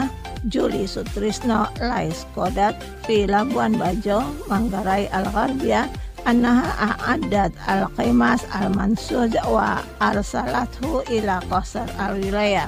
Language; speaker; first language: Arabic; non-native, fluent; Indonesian